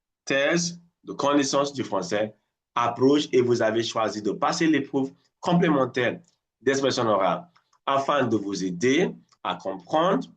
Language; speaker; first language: French; non-native, fluent; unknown